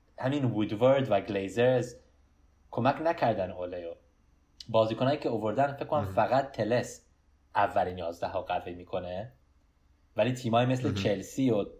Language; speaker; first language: Persian; early bilingual, heritage; Persian